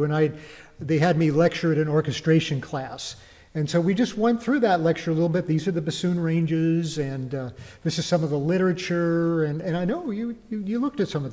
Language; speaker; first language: English; native; English